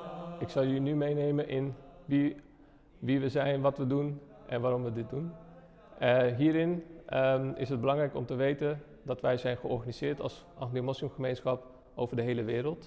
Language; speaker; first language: Dutch; non-native, fluent; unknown